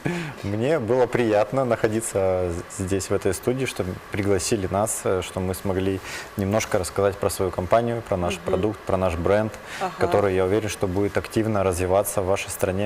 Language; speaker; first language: Russian; native; Russian